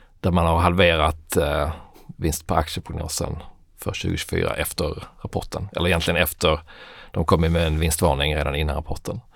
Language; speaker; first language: Swedish; native; Swedish